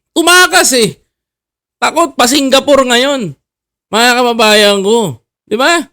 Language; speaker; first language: Filipino; native; Filipino